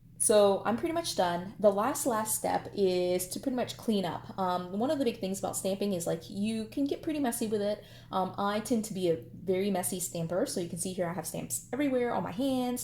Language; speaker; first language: English; native; English